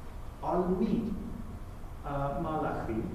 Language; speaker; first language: Hebrew; non-native, fluent; English